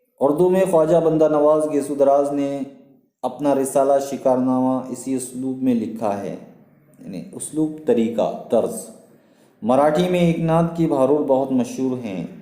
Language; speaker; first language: Urdu; native; Urdu